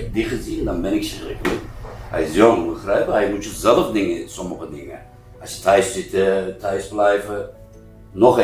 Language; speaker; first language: Dutch; non-native, learner; Turkish